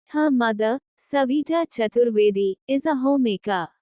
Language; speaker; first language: English; non-native, local second language; Hindi